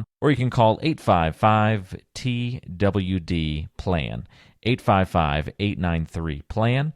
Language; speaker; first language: English; native; English